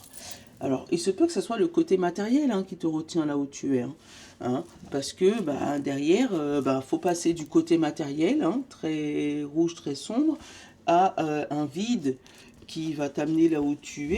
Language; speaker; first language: French; native; French